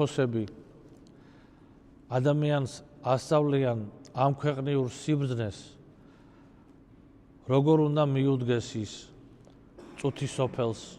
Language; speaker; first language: Georgian; native; Georgian